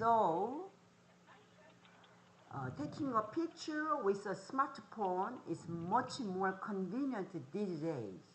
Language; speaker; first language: English; non-native, fluent; Korean